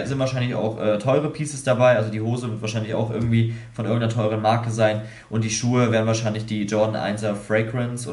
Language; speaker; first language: German; native; German